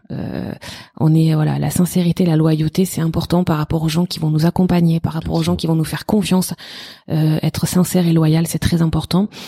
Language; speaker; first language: French; native; French